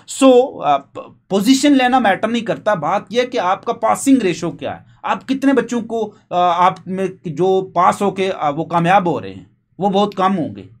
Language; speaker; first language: Urdu; non-native, local second language; Punjabi